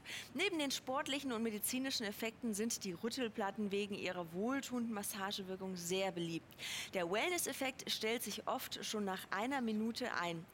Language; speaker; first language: German; native; German